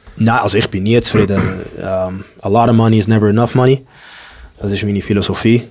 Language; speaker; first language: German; early bilingual, other home language; English